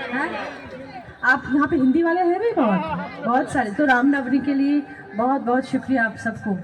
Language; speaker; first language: Hindi; non-native, local second language; Bangla